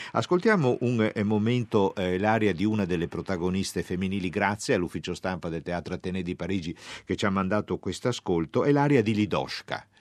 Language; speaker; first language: Italian; native; Italian